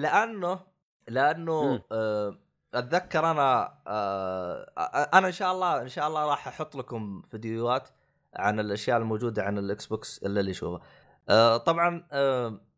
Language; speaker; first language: Arabic; native; Arabic